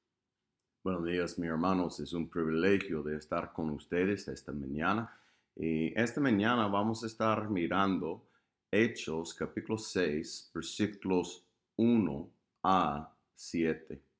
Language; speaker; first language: Spanish; non-native, fluent; English